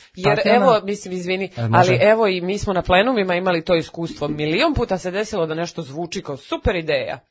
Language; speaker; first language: Serbian; native; Serbian